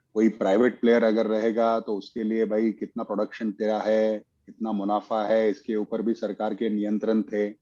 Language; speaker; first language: Hindi; non-native, local second language; Marathi